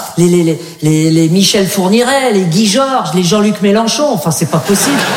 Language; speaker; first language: French; native; French